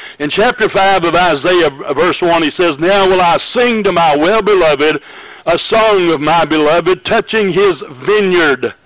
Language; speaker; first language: English; native; English